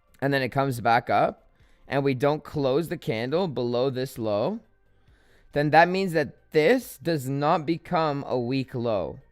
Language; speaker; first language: English; native; English